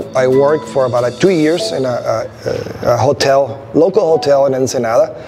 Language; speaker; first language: English; non-native, fluent; Spanish